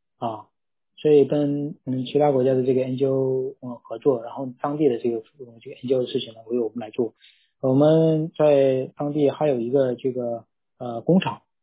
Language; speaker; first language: Chinese; non-native, local second language; Korean